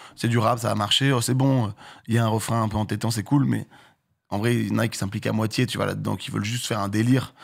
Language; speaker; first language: French; native; French